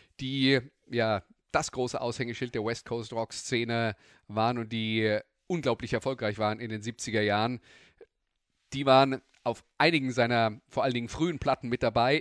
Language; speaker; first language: German; native; German